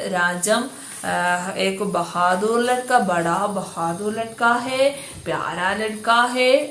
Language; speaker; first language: Hindi; non-native, local second language; Malayalam